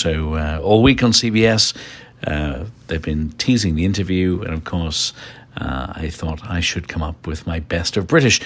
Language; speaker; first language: English; native; English